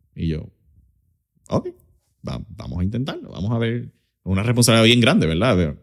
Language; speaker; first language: Spanish; native; Spanish